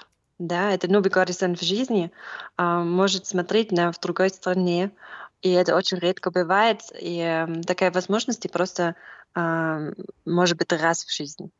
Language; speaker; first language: Russian; non-native, learner; German